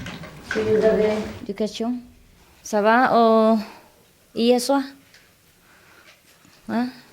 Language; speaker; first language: French; non-native, learner; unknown